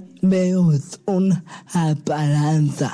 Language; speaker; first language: Catalan; non-native, local second language; Spanish